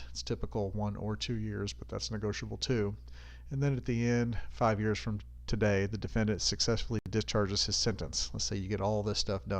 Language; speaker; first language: English; native; English